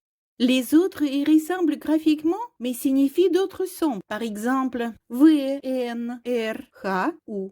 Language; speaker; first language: French; non-native, fluent; Russian